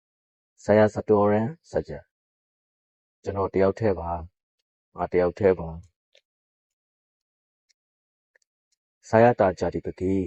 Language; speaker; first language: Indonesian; non-native, learner; Burmese